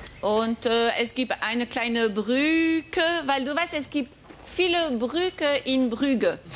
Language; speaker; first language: German; non-native, fluent; French